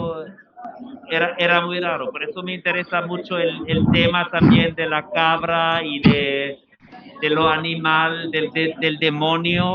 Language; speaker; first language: Spanish; non-native, fluent; German